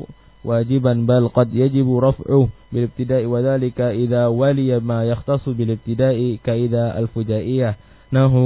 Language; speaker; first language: Arabic; non-native, learner; Indonesian